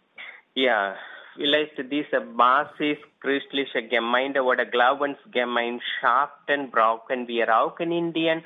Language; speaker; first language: German; non-native, learner; Tamil